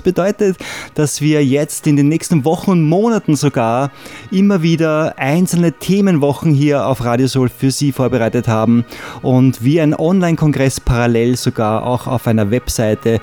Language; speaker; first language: German; native; German